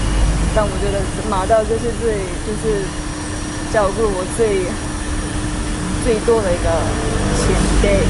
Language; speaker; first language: Chinese; non-native, fluent; Japanese